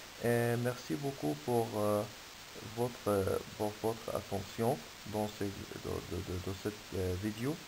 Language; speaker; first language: French; non-native, fluent; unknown